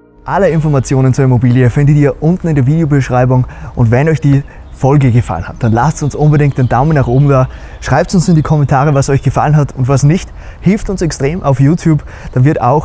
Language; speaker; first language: German; native; German